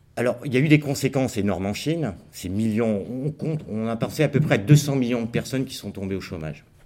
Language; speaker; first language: French; native; French